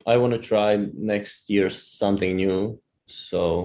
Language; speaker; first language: English; non-native, fluent; Czech